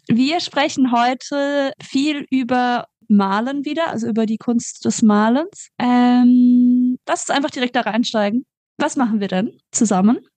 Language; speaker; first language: German; native; German